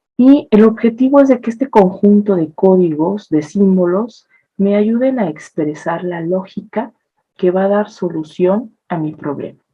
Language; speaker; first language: Spanish; native; Spanish